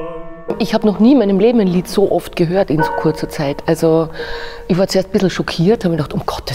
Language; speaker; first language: German; native; German